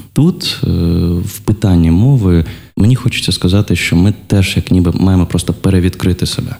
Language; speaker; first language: Ukrainian; non-native, local second language; Russian